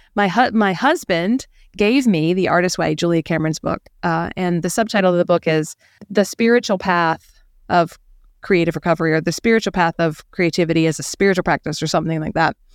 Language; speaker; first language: English; native; English